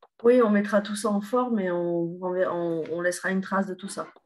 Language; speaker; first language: French; native; French